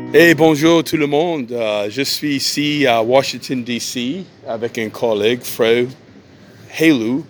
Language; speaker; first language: French; non-native, fluent; English